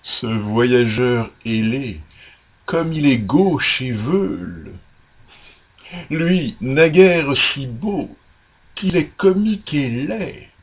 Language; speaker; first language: French; native; French